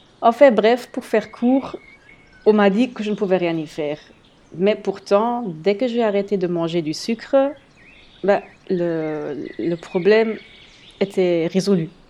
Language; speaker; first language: French; non-native, fluent; German